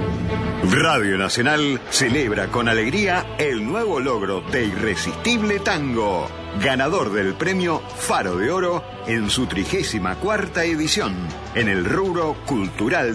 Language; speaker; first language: Spanish; native; Spanish